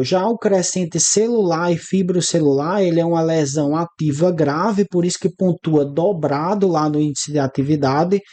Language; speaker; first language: Portuguese; native; Portuguese